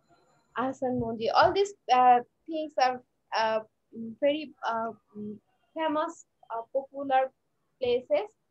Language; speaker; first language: English; non-native, learner; Bangla